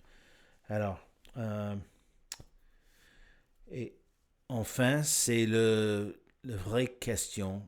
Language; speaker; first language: French; non-native, learner; English